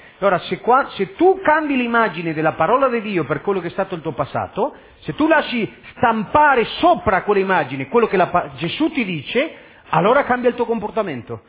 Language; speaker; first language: Italian; non-native, fluent; Spanish